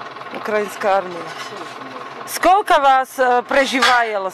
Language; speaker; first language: Russian; non-native, learner; Slovak